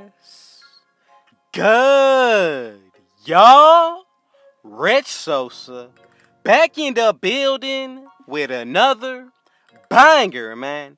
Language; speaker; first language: English; native; English